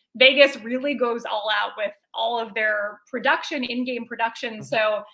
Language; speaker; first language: English; native; English